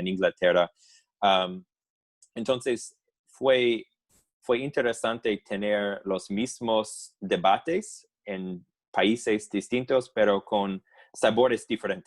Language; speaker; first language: Spanish; non-native, fluent; English